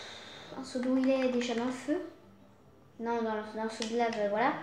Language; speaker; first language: French; native; French